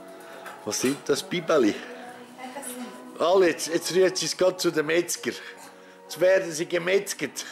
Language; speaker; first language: German; native; German